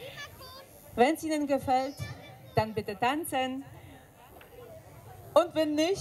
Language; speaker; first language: German; non-native, fluent; Polish